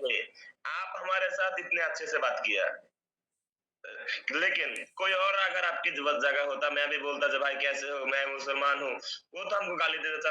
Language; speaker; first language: Hindi; non-native, learner; Bangla